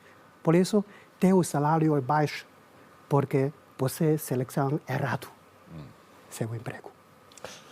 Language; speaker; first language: Portuguese; non-native, learner; Chinese